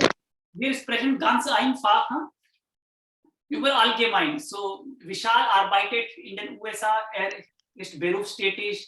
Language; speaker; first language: German; non-native, fluent; Hindi